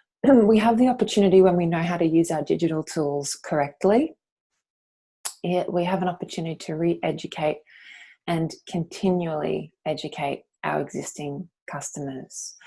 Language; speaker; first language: English; native; English